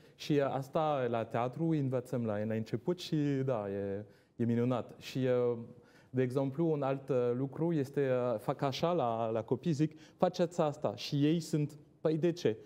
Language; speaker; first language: Romanian; non-native, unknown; French